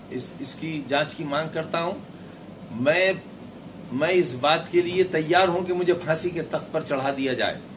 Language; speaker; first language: Hindi; native; Hindi